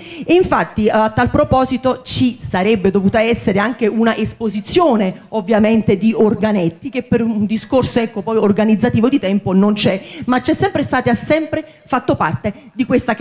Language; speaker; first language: Italian; native; Italian